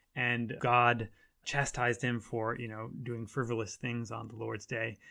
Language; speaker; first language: English; native; English